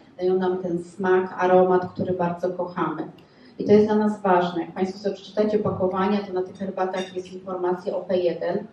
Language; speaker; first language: Polish; native; Polish